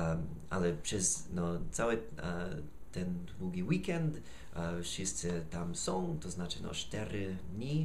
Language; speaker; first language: Polish; non-native, fluent; English